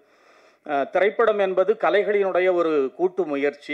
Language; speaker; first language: Tamil; native; Tamil